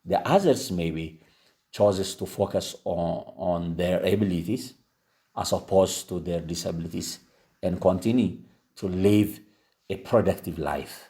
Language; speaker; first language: English; non-native, local second language; Amharic